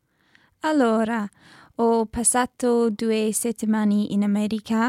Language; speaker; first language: Italian; non-native, learner; English